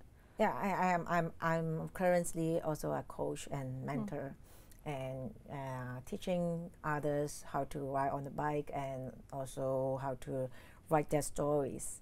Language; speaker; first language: English; non-native, learner; Cantonese